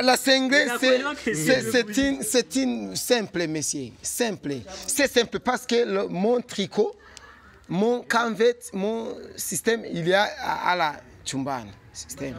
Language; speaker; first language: French; non-native, local second language; Rundi